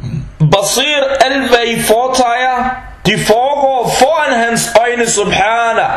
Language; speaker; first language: Danish; early bilingual, other home language; Arabic